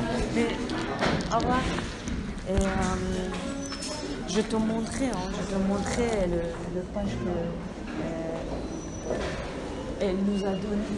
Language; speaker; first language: French; non-native, learner; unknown